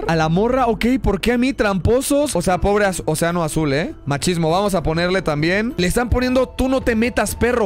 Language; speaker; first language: Spanish; native; Spanish